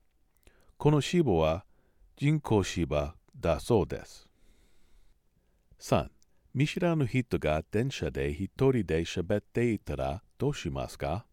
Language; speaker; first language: Japanese; non-native, learner; English